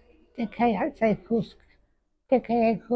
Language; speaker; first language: Danish; early bilingual, heritage; Danish